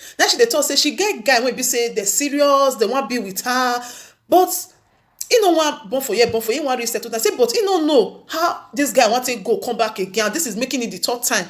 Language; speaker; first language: Nigerian Pidgin; non-native, local second language; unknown